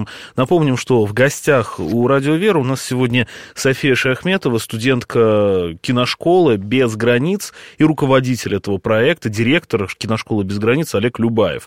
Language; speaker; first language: Russian; native; Russian